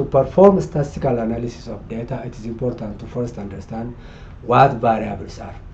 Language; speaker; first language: English; non-native, local second language; Amharic